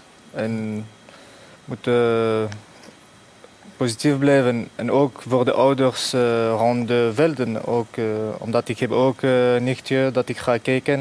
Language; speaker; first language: Dutch; non-native, fluent; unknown